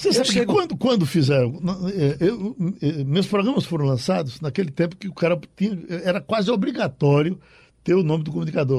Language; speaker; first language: Portuguese; native; Portuguese